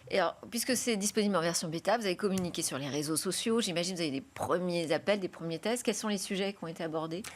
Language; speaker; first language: French; native; French